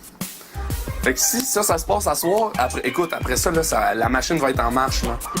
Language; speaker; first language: French; native; French